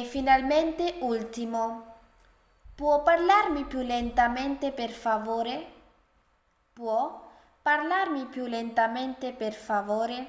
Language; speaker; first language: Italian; non-native, fluent; Urdu